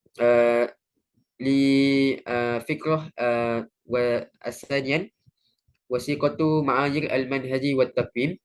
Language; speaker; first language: Arabic; non-native, learner; Malay